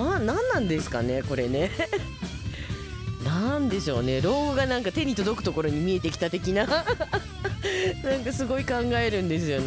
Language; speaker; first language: Japanese; native; Japanese